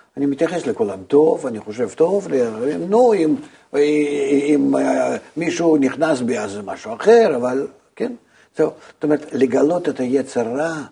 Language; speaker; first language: Hebrew; non-native, fluent; Russian